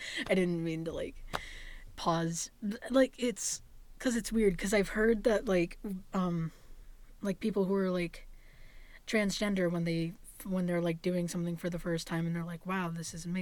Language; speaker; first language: English; native; English